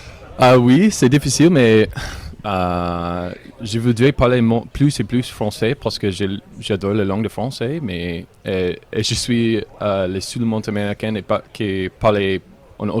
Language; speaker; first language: French; non-native, learner; English